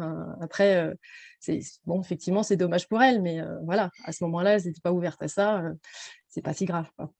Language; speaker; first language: French; native; French